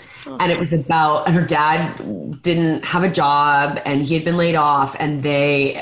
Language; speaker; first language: English; native; English